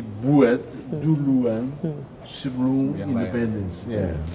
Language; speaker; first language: Indonesian; non-native, fluent; Tetum